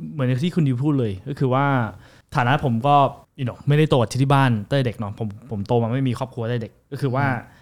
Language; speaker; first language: Thai; early bilingual, heritage; Thai